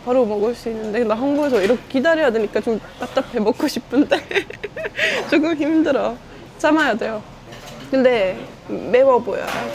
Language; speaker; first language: Korean; non-native, fluent; Estonian